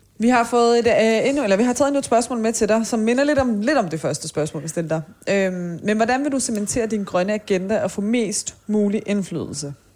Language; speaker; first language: Danish; early bilingual, other home language; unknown